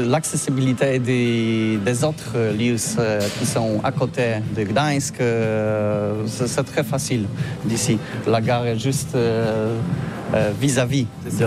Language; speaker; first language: French; non-native, learner; Polish